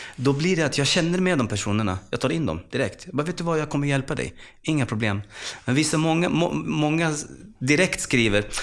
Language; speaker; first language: Swedish; early bilingual, other home language; Arabic